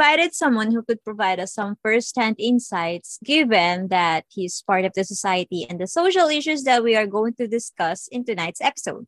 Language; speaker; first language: English; non-native, local second language; Filipino